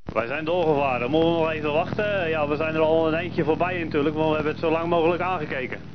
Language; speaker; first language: Dutch; native; Dutch